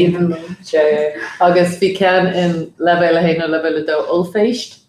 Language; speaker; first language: Irish; non-native, fluent; English